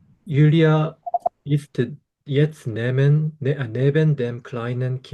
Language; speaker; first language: German; non-native, learner; Korean